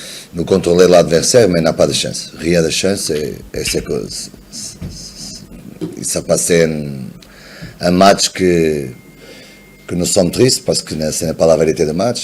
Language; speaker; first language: French; non-native, learner; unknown